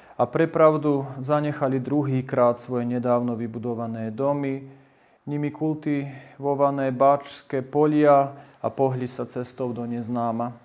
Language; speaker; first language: Slovak; native; Slovak